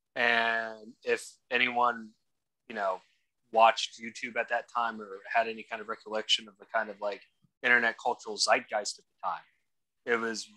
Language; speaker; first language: English; native; English